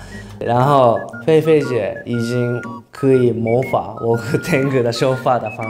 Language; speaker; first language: Chinese; non-native, learner; Japanese